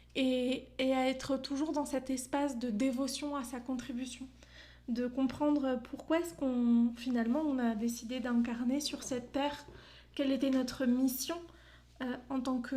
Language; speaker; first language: French; native; French